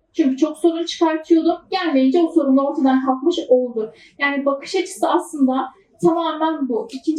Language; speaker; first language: Turkish; native; Turkish